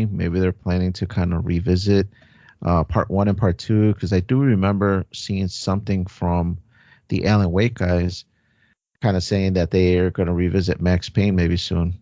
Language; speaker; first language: English; native; English